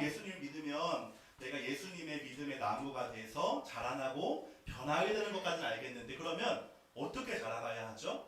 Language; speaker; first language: Korean; native; Korean